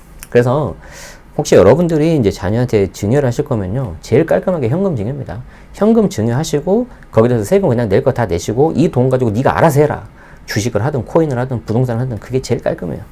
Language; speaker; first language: Korean; native; Korean